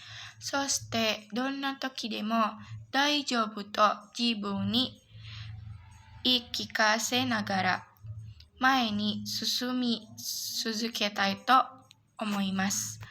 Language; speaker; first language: Japanese; non-native, learner; Indonesian